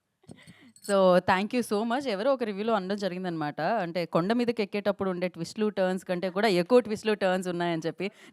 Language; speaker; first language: Telugu; native; Telugu